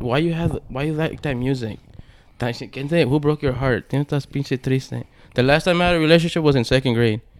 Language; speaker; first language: English; early bilingual, other home language; Spanish